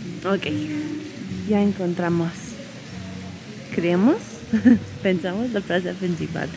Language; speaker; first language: Spanish; non-native, fluent; English